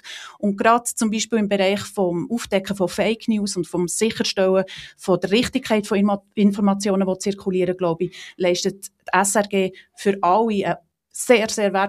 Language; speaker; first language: German; native; German